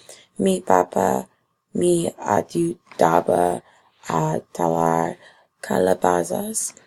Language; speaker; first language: Spanish; non-native, learner; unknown